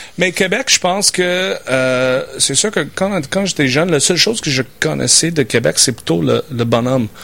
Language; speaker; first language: French; non-native, fluent; English